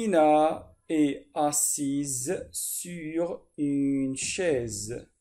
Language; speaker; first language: French; non-native, fluent; Arabic